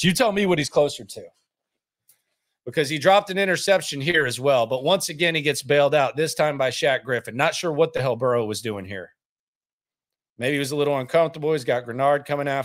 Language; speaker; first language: English; native; English